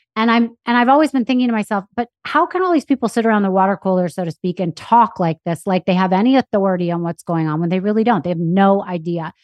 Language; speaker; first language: English; native; English